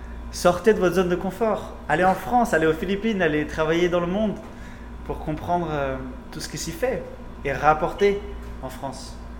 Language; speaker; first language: French; native; French